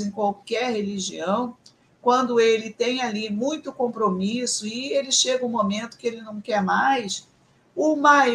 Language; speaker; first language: Portuguese; native; Portuguese